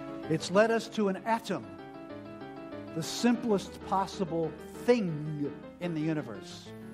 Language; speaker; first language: English; native; English